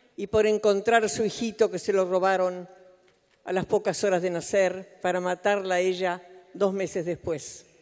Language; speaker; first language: Spanish; native; Spanish